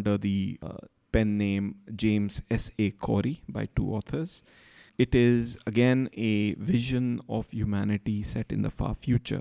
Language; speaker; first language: English; non-native, local second language; Marathi